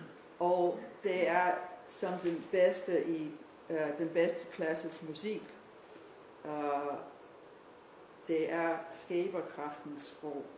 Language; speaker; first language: Danish; non-native, fluent; English